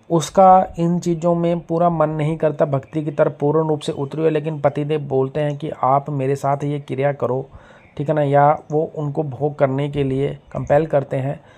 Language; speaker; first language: Hindi; native; Hindi